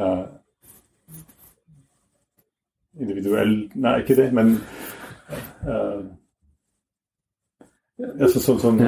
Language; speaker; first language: Norwegian; non-native, fluent; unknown